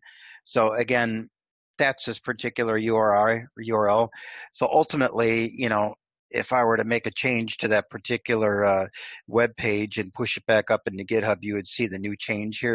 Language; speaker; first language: English; native; English